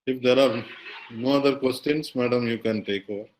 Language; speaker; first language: English; non-native, local second language; Tamil